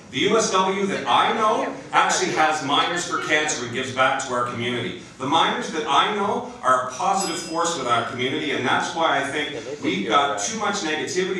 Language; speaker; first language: English; native; English